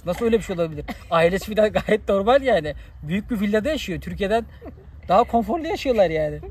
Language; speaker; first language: Turkish; native; Turkish